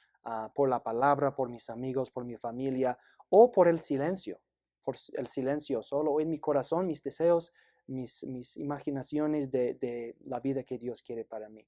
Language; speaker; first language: Spanish; non-native, fluent; English